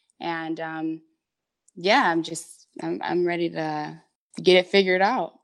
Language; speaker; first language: English; native; English